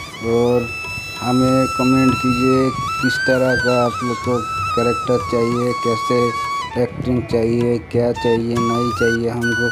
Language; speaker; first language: Hindi; non-native, local second language; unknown